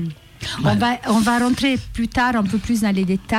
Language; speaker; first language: French; native; French